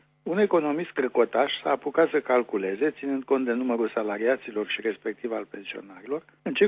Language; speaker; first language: Romanian; native; Romanian